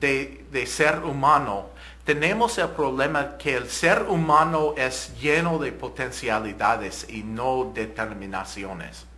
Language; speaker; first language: Spanish; non-native, fluent; English